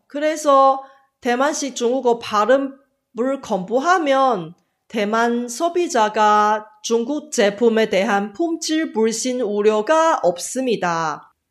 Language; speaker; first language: Korean; non-native, fluent; Chinese